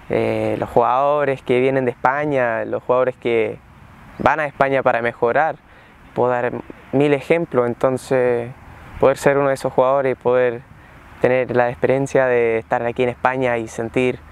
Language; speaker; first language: Spanish; early bilingual, heritage; Spanish